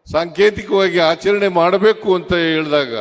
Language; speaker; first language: Kannada; native; Kannada